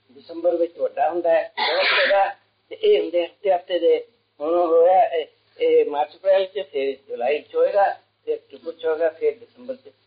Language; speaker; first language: Punjabi; early bilingual, heritage; Punjabi